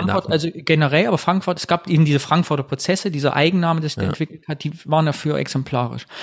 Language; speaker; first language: German; native; German